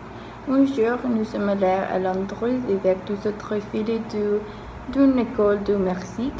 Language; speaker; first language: French; non-native, learner; Spanish